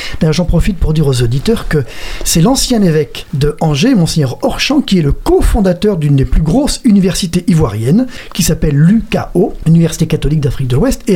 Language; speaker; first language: French; native; French